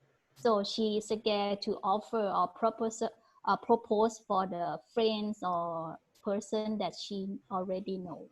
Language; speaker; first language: English; non-native, learner; Thai